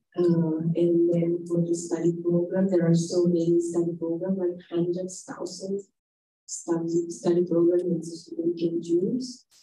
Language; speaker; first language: English; non-native, fluent; Indonesian